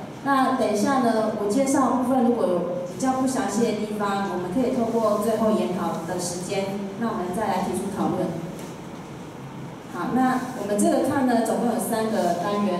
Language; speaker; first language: Chinese; native; Chinese